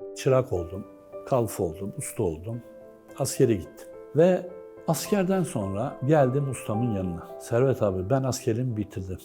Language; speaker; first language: Turkish; native; Turkish